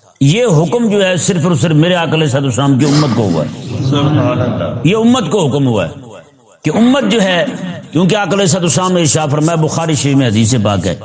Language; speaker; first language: Urdu; non-native, local second language; Punjabi